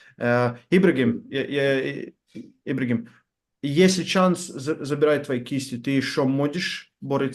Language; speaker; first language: Russian; non-native, learner; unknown